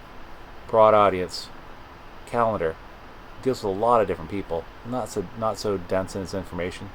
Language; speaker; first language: English; native; English